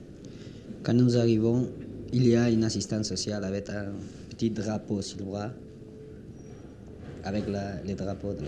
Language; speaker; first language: French; non-native, learner; Spanish